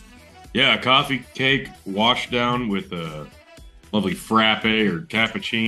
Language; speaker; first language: English; native; English